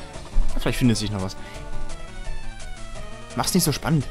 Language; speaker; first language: German; native; German